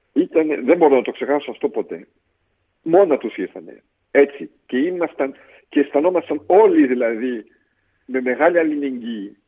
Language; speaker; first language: Greek; early bilingual, heritage; Greek